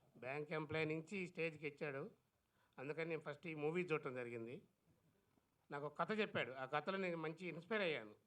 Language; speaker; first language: Telugu; native; Telugu